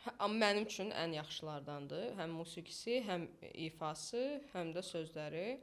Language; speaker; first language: Azerbaijani; non-native, local second language; Russian